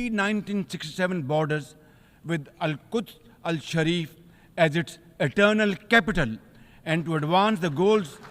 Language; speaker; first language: English; non-native, local second language; Urdu